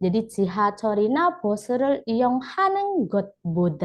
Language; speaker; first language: Korean; non-native, fluent; Indonesian